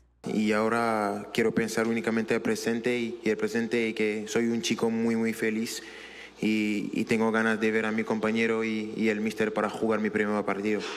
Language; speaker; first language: Spanish; non-native, learner; French